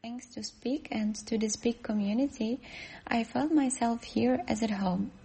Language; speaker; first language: English; non-native, fluent; Ukrainian